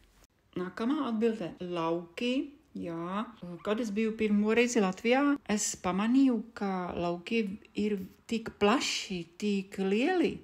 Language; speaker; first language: Latvian; non-native, fluent; Czech